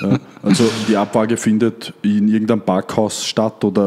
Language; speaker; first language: German; native; German